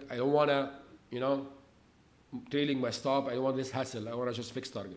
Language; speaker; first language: English; non-native, fluent; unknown